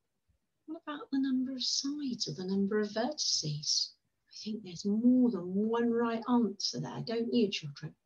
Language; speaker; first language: English; native; English